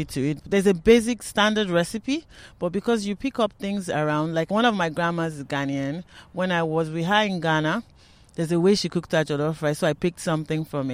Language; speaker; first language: English; non-native, local second language; Yoruba